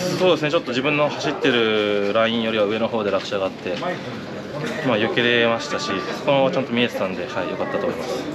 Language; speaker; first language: Japanese; native; Japanese